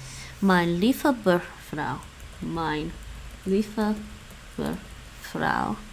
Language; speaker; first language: Dutch; non-native, learner; English